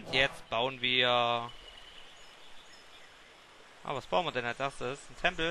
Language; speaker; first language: German; native; German